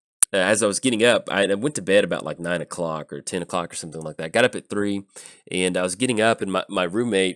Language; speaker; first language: English; native; English